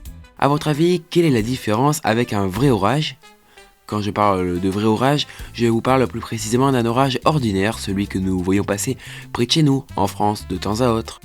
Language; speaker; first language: French; native; French